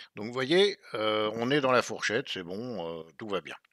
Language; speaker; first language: French; native; French